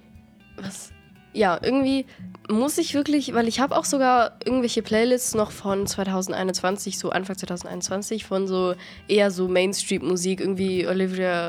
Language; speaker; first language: German; native; German